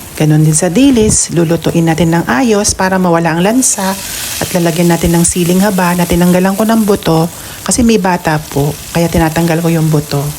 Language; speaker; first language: Filipino; non-native, local second language; Pampanga